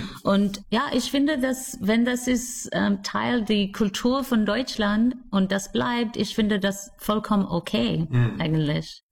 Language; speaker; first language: German; non-native, fluent; English